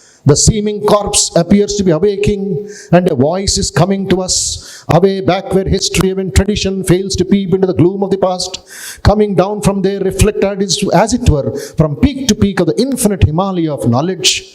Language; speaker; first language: English; non-native, local second language; Telugu